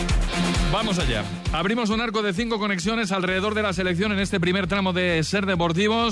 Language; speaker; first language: Spanish; native; Spanish